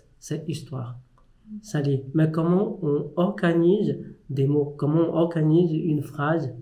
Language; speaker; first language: French; non-native, fluent; Chinese